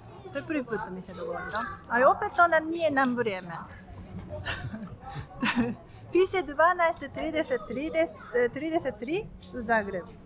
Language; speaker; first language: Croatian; non-native, learner; Japanese